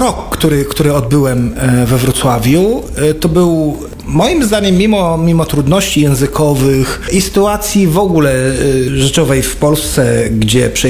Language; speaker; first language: Polish; non-native, fluent; Arabic